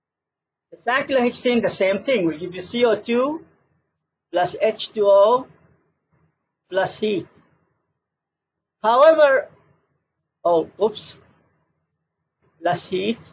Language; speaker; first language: English; non-native, fluent; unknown